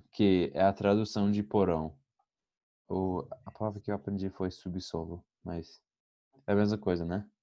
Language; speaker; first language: Portuguese; non-native, fluent; English